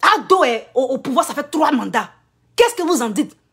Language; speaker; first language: French; non-native, local second language; Akan